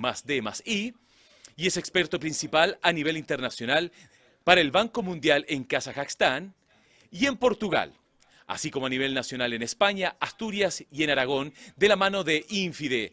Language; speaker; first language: Spanish; native; Spanish